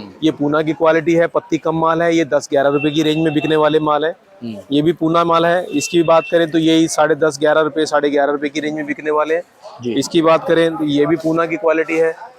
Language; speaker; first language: Hindi; native; Hindi